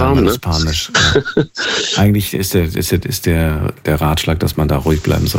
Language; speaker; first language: German; native; German